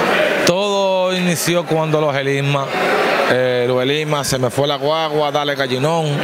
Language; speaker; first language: Spanish; native; Spanish